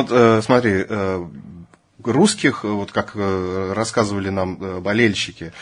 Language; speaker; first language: Russian; native; Russian